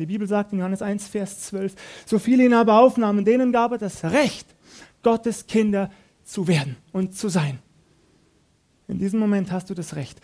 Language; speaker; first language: German; native; German